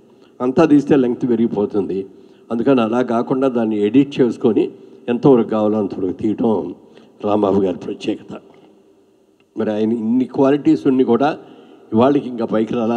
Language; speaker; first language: Telugu; native; Telugu